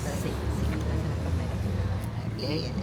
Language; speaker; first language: Spanish; native; Spanish